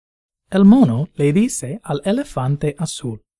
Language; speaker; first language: Spanish; non-native, fluent; English